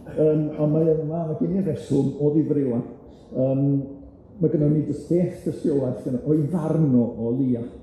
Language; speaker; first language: Welsh; native; Welsh